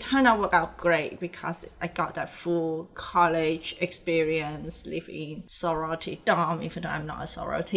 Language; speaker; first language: English; non-native, local second language; Cantonese